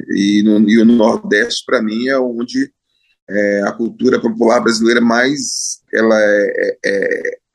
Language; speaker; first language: Portuguese; native; Portuguese